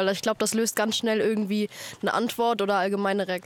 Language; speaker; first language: German; native; German